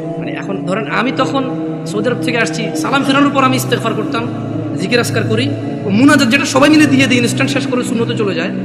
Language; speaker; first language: Bangla; early bilingual, heritage; Bangla